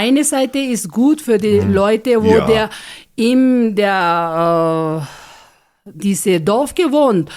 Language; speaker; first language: German; non-native, learner; Ladakhi